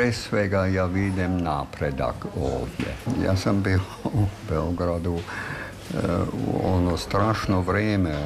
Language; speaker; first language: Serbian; non-native, fluent; German